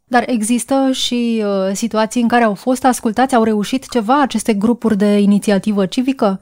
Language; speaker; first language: Romanian; native; Romanian